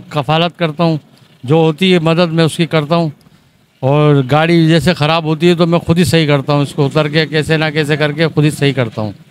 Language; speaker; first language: Urdu; native; Urdu